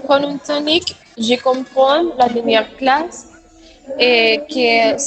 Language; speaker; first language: French; non-native, learner; Spanish